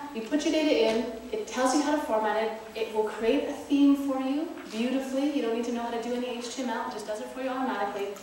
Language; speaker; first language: English; native; English